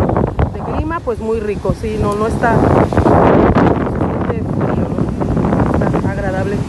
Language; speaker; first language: Spanish; native; Spanish